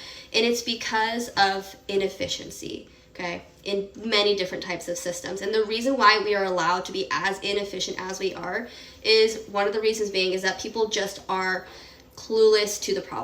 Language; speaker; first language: English; native; English